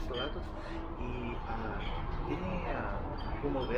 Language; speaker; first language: Spanish; non-native, learner; English